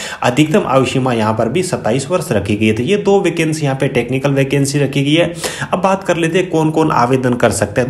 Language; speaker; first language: Hindi; native; Hindi